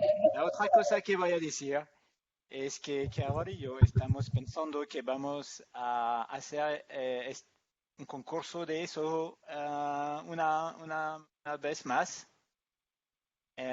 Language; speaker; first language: Spanish; non-native, fluent; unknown